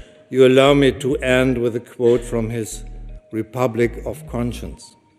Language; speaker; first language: English; non-native, fluent; German